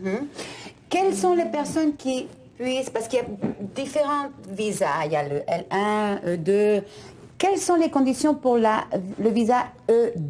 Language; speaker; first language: French; non-native, fluent; Spanish